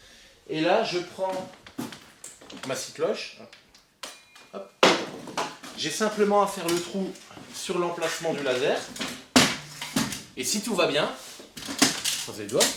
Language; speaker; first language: French; native; French